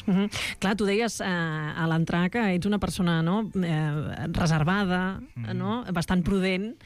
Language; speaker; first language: Catalan; native; Catalan